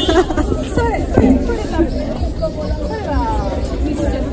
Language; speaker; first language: Japanese; non-native, learner; Hindi